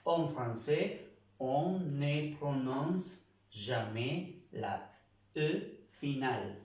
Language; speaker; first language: French; non-native, fluent; Spanish